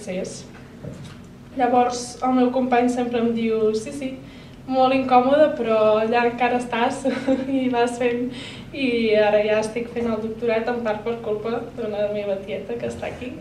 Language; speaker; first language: Catalan; native; Catalan